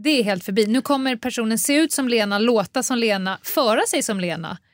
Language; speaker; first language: Swedish; native; Swedish